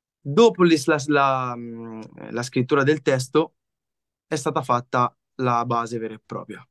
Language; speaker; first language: Italian; native; Italian